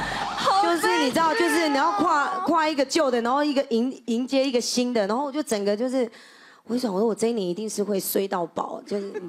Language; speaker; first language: Chinese; native; Chinese